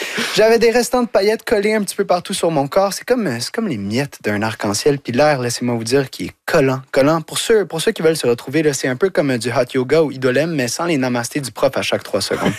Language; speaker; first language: French; native; French